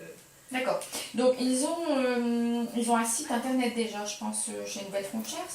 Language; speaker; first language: French; native; French